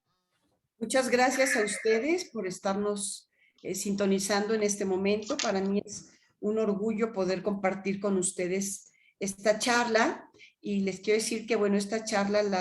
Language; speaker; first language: Spanish; native; Spanish